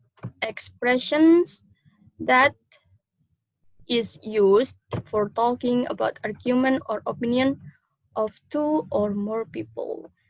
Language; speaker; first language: English; non-native, learner; Indonesian